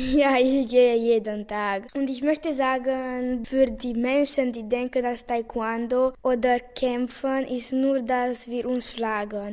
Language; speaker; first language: German; non-native, local second language; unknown